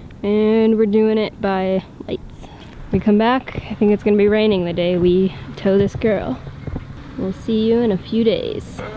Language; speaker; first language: English; native; English